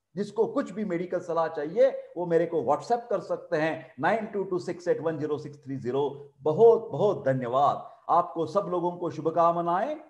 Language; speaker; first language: Hindi; non-native, local second language; Marathi